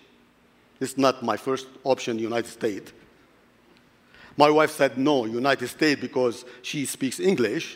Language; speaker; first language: English; non-native, fluent; Arabic